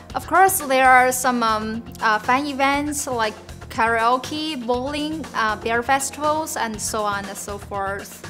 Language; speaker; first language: English; non-native, fluent; Chinese